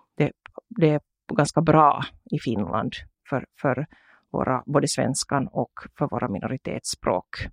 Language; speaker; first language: Swedish; native; Swedish